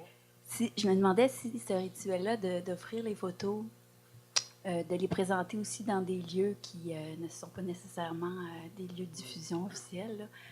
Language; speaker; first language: French; native; French